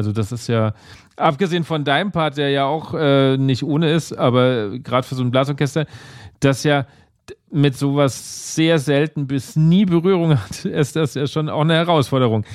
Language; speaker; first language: German; native; German